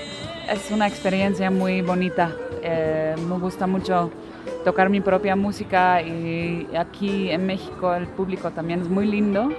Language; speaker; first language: Spanish; non-native, fluent; Dutch